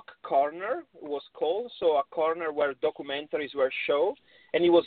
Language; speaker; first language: English; non-native, fluent; Italian